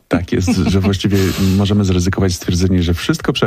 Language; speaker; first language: Polish; native; Polish